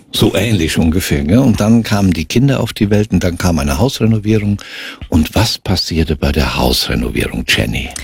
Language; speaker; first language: German; native; German